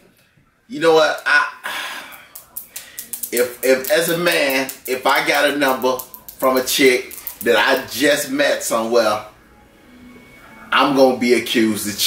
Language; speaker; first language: English; native; English